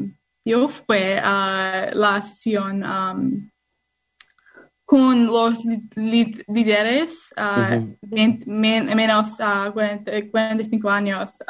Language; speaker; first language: Spanish; non-native, learner; English